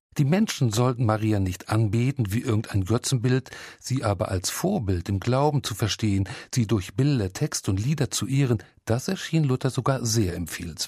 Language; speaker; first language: German; native; German